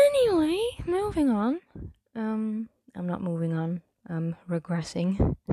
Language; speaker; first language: English; non-native, fluent; Dutch